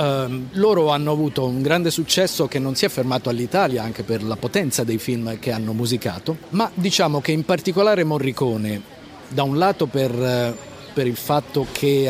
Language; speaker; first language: Italian; native; Italian